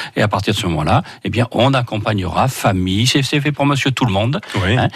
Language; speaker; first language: French; native; French